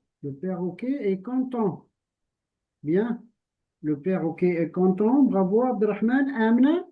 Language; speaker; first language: French; non-native, local second language; Arabic